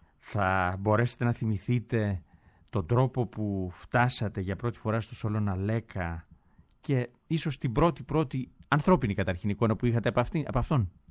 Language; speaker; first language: Greek; native; Greek